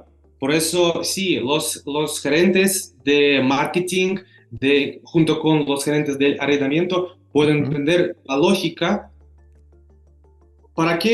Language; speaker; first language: Spanish; non-native, fluent; Russian